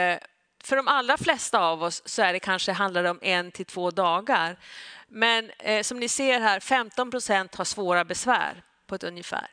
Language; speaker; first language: Swedish; native; Swedish